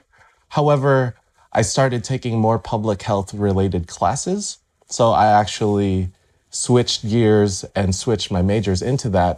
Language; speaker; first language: English; native; English